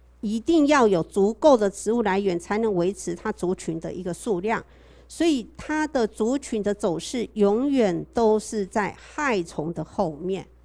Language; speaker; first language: Chinese; native; Chinese